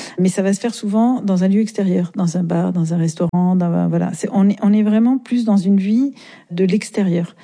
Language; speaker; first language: French; native; French